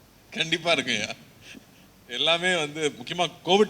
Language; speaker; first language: Tamil; native; Tamil